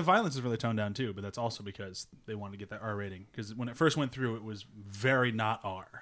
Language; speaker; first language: English; native; English